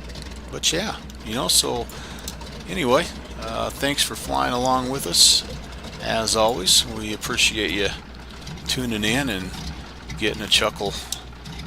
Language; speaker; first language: English; native; English